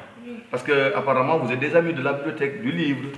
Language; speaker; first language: French; non-native, local second language; Wolof